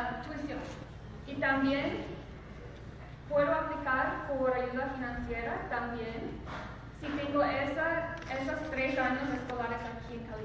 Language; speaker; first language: Spanish; early bilingual, other home language; English